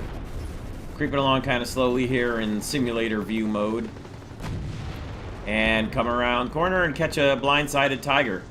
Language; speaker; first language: English; native; English